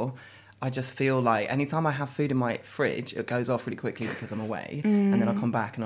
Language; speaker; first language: English; native; English